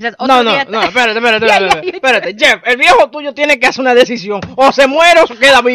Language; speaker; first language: Spanish; early bilingual, heritage; Spanish